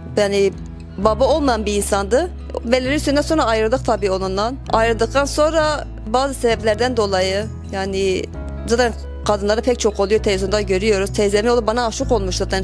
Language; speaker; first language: Turkish; native; Turkish